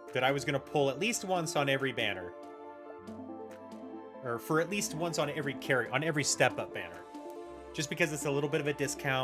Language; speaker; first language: English; native; English